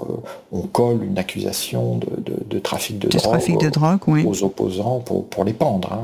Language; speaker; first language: French; native; French